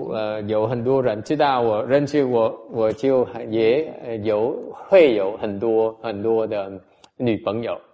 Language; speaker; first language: Chinese; non-native, fluent; Vietnamese